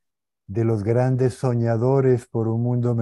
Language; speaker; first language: Spanish; native; Spanish